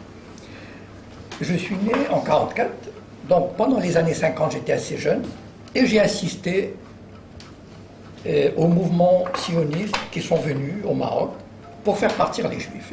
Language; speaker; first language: French; native; French